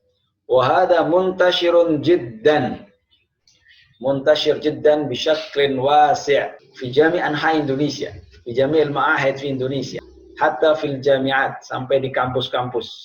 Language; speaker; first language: Arabic; non-native, fluent; Indonesian